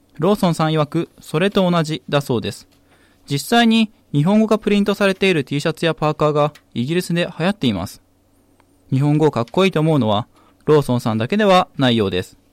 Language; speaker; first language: Japanese; native; Japanese